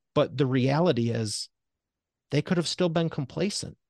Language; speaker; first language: English; native; English